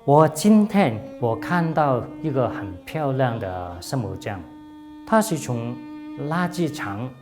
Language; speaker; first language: Chinese; non-native, local second language; Cantonese